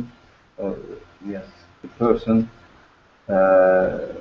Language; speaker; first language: English; non-native, learner; Turkish